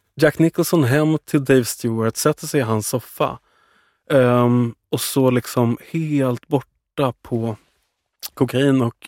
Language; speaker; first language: Swedish; native; Swedish